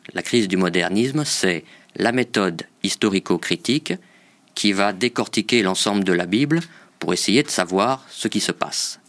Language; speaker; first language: French; native; French